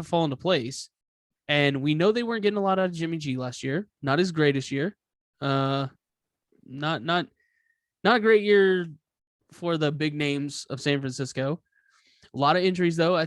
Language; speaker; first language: English; native; English